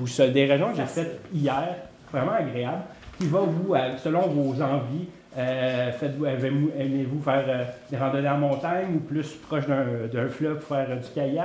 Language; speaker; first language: French; native; French